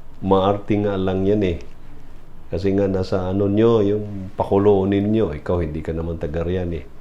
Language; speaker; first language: Filipino; non-native, local second language; Cebuano